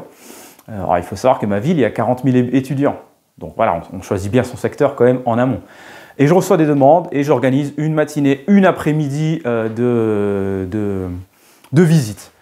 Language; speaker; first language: French; native; French